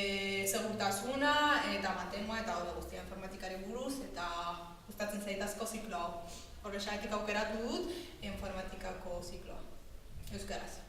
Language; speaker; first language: Basque; early bilingual, other home language; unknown